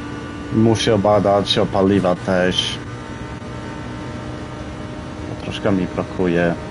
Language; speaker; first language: Polish; early bilingual, heritage; Polish